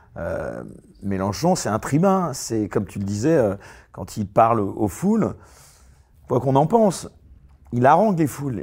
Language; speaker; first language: French; native; French